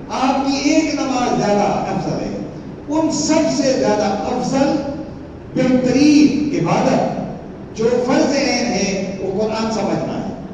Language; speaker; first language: Urdu; non-native, local second language; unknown